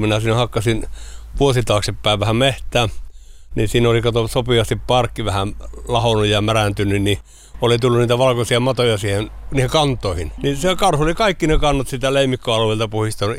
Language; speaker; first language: Finnish; native; Finnish